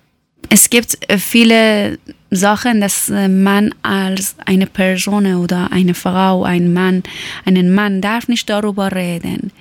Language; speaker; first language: German; non-native, learner; Persian